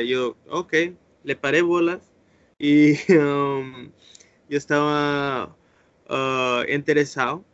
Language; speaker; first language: Spanish; early bilingual, heritage; English